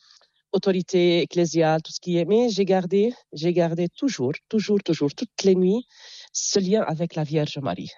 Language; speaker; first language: French; non-native, local second language; Arabic